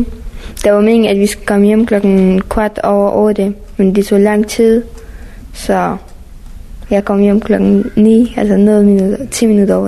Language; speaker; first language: Danish; non-native, learner; Persian